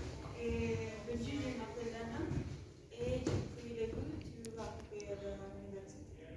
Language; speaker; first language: French; non-native, learner; Spanish